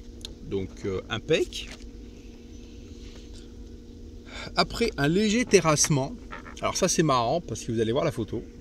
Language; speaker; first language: French; native; French